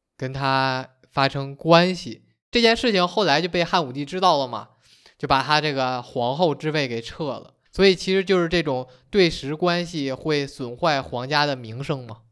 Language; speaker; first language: Chinese; native; Chinese